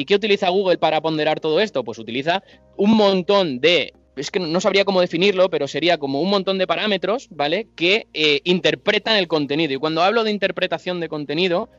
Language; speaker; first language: Spanish; native; Spanish